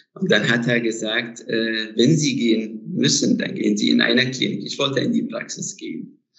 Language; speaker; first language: German; non-native, fluent; Arabic